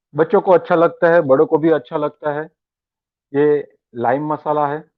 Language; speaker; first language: Hindi; non-native, local second language; Gujarati